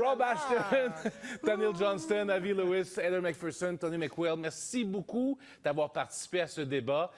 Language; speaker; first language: French; native; French